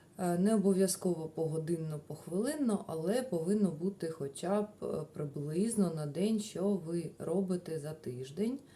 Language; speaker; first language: Ukrainian; non-native, local second language; Russian